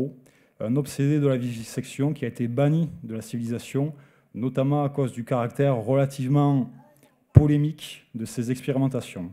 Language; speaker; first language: French; native; French